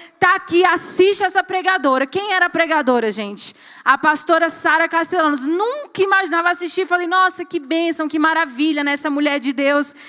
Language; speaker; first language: Portuguese; native; Portuguese